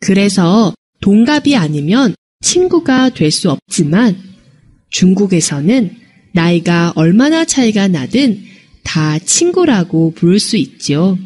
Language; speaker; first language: Korean; non-native, fluent; Chinese